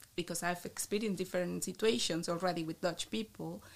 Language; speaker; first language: English; non-native, fluent; Spanish